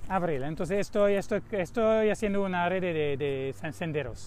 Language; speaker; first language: Spanish; non-native, learner; French